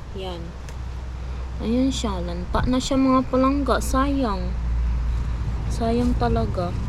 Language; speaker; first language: Filipino; non-native, local second language; Hiligaynon